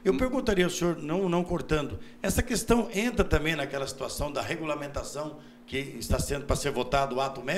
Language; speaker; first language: Portuguese; native; Portuguese